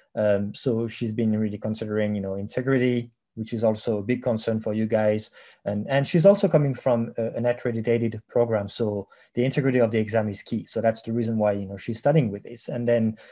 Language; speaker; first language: English; non-native, fluent; French